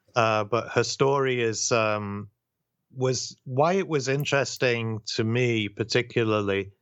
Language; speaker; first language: English; native; English